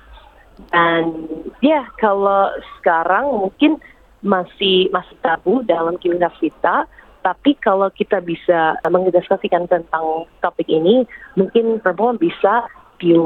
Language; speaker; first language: Indonesian; early bilingual, heritage; English